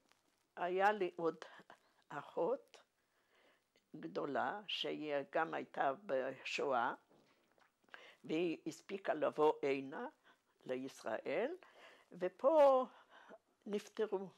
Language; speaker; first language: Hebrew; non-native, fluent; Yiddish